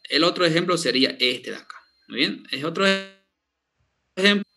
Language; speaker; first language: Spanish; native; Spanish